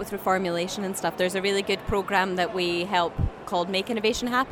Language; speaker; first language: English; native; English